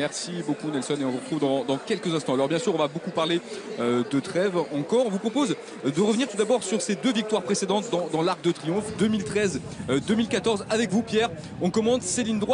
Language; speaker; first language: French; native; French